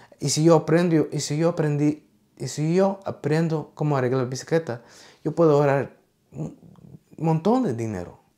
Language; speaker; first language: Spanish; early bilingual, heritage; Spanish